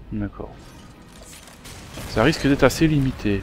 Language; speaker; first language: French; native; French